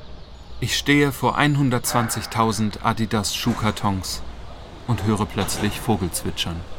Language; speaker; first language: German; native; German